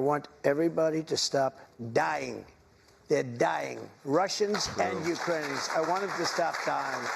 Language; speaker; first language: English; native; English